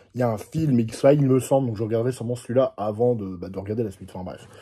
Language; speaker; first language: French; native; French